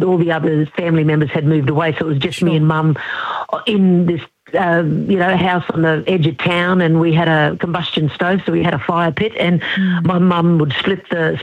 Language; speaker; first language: English; native; English